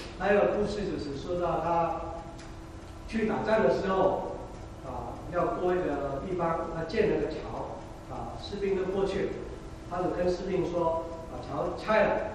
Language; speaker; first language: Chinese; non-native, local second language; Cantonese